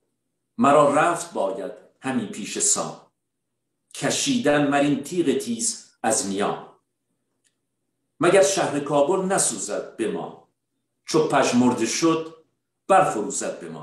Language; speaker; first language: Persian; native; Persian